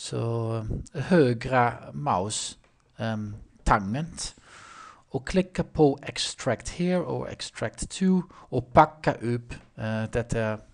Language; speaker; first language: Swedish; non-native, learner; Dutch